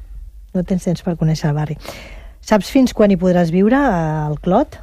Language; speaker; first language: Catalan; native; Catalan